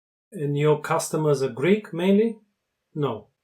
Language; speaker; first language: English; non-native, fluent; Bulgarian